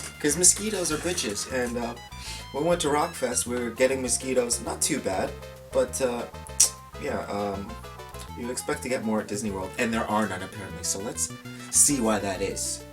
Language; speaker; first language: English; native; English